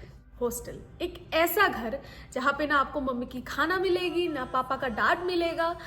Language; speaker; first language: Hindi; native; Hindi